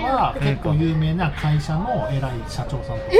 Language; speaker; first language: Japanese; native; Japanese